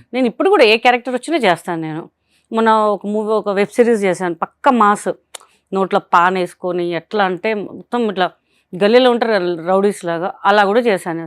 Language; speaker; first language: Telugu; non-native, local second language; Hindi